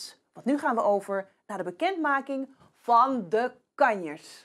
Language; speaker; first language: Dutch; native; Dutch